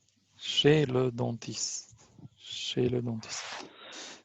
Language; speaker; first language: French; non-native, fluent; Albanian